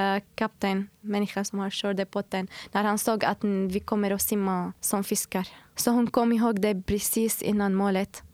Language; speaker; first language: Swedish; non-native, fluent; Arabic